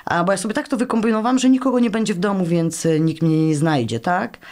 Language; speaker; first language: Polish; native; Polish